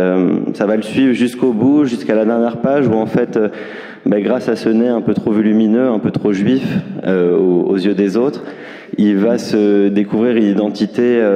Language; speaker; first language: French; native; French